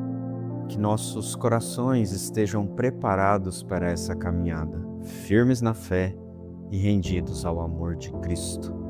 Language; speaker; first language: Portuguese; native; Portuguese